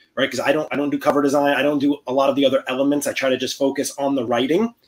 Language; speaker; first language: English; native; English